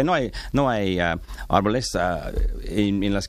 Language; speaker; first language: Spanish; non-native, learner; English